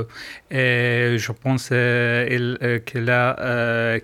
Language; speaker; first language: French; non-native, learner; Arabic